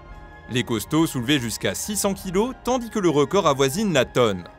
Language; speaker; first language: French; native; French